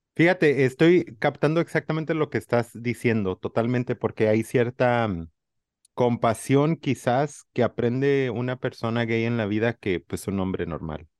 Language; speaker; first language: Spanish; native; Spanish